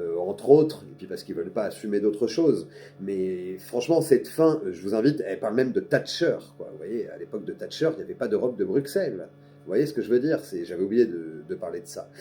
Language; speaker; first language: French; native; French